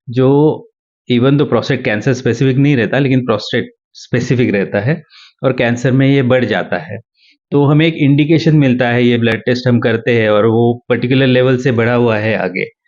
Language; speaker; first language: Hindi; non-native, local second language; Marathi